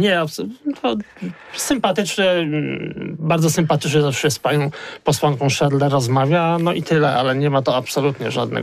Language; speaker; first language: Polish; native; Polish